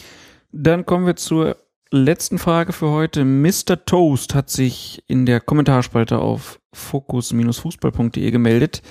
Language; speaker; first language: German; native; German